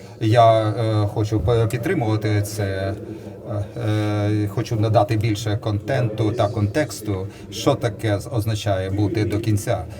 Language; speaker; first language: Ukrainian; non-native, learner; Lithuanian